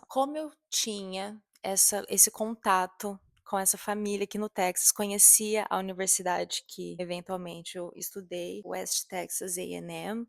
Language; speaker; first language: Portuguese; native; Portuguese